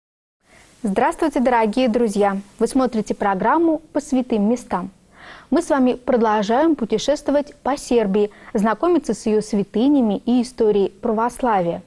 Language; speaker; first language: Russian; native; Russian